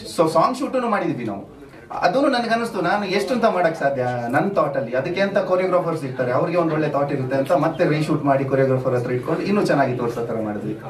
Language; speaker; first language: Kannada; non-native, local second language; Tulu